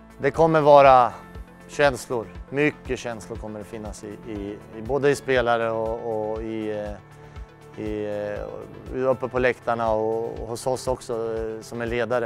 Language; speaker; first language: Swedish; early bilingual, other home language; Turoyo